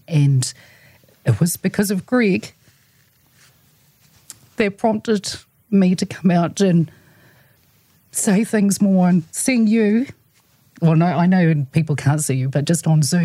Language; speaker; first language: English; non-native, local second language; Samoan